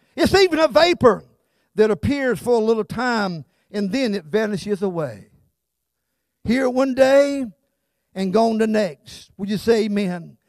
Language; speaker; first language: English; native; English